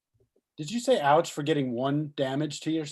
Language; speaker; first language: English; native; English